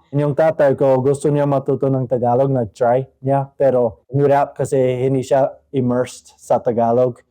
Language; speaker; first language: Filipino; non-native, fluent; English